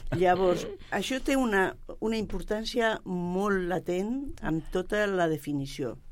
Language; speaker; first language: Catalan; non-native, local second language; Spanish